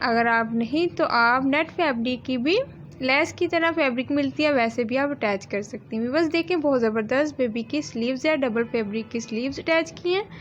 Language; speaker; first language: Hindi; native; Hindi